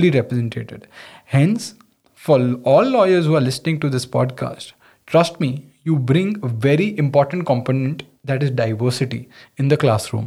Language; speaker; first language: English; non-native, local second language; Hindi